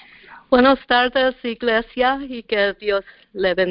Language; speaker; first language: Spanish; early bilingual, heritage; Spanish